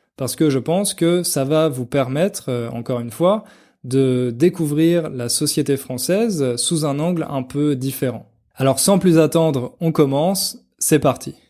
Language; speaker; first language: French; native; French